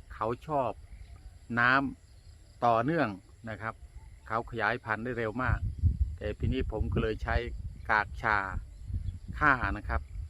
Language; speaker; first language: Thai; native; Thai